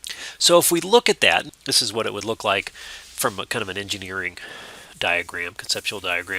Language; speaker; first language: English; native; English